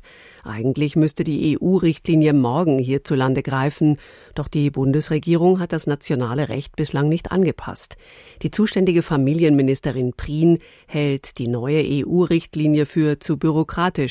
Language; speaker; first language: German; native; German